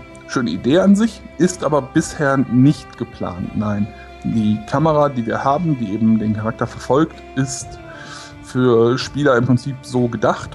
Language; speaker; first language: German; native; German